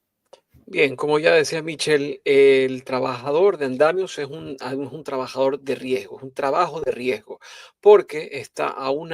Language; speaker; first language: Spanish; native; Spanish